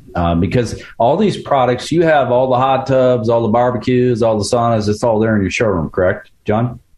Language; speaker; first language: English; early bilingual, other home language; Ukrainian